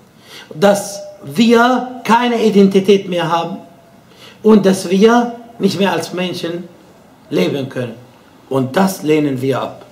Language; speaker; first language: German; non-native, fluent; Arabic